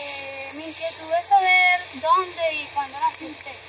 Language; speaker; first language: Spanish; native; Spanish